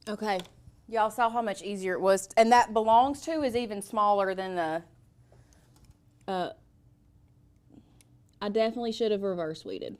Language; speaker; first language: English; native; English